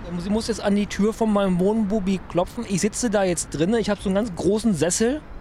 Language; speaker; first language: German; native; German